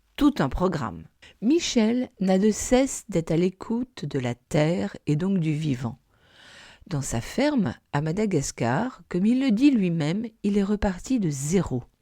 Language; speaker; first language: French; non-native, fluent; English